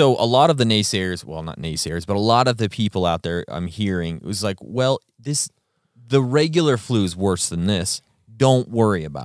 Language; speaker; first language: English; native; English